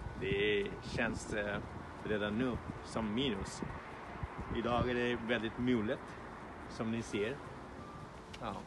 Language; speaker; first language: Swedish; non-native, fluent; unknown